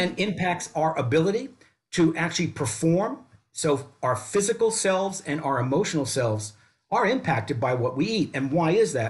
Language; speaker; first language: English; native; English